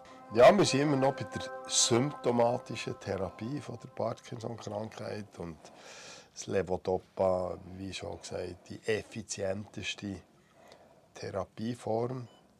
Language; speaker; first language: German; native; German